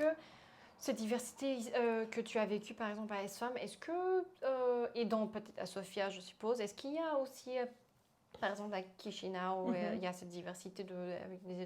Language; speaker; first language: French; non-native, fluent; Bulgarian